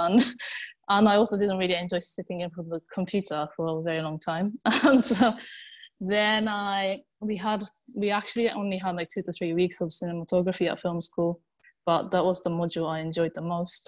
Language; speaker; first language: English; non-native, fluent; Japanese